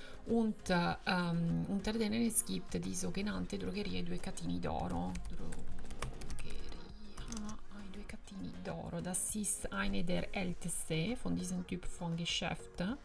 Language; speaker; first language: German; non-native, fluent; Italian